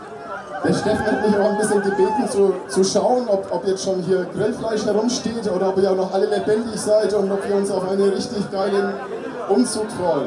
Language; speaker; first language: German; native; German